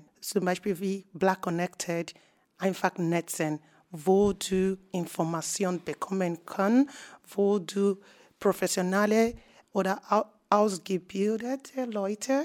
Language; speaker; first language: German; non-native, learner; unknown